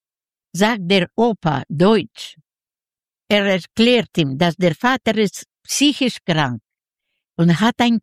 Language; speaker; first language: German; non-native, learner; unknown